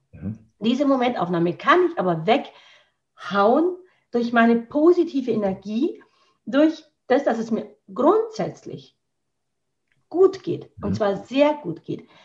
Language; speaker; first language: German; native; German